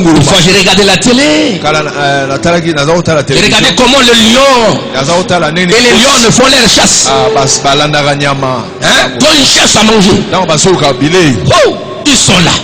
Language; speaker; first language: French; non-native, local second language; Lingala